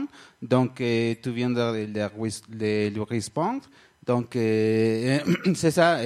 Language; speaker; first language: French; non-native, learner; Spanish